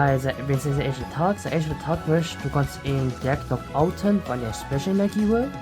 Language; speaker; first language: German; non-native, local second language; Luxembourgish